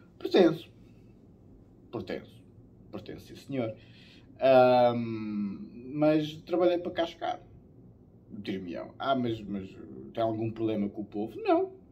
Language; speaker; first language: Portuguese; native; Portuguese